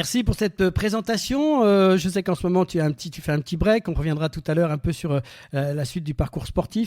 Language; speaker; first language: French; native; French